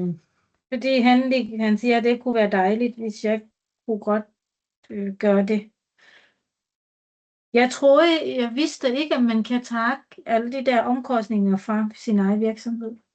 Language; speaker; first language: Danish; non-native, learner; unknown